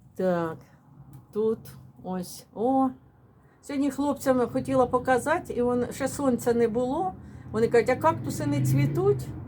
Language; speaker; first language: Ukrainian; non-native, local second language; Russian